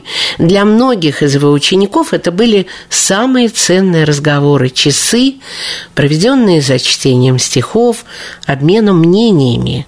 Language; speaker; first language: Russian; native; Russian